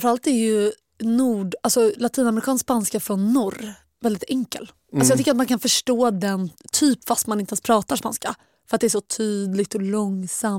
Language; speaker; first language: Swedish; native; Swedish